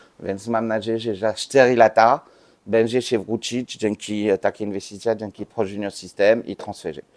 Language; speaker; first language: Polish; non-native, learner; French